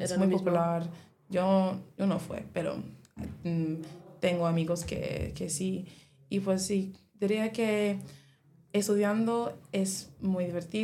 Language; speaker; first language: Spanish; non-native, learner; English